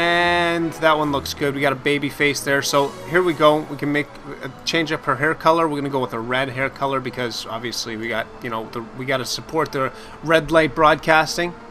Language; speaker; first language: English; native; English